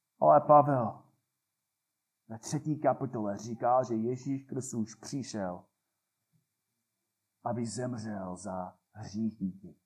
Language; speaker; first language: Czech; non-native, fluent; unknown